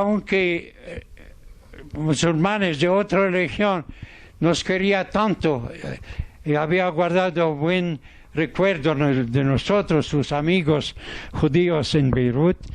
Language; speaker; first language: Spanish; non-native, fluent; Arabic